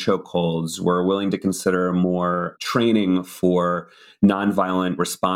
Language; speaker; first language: English; native; English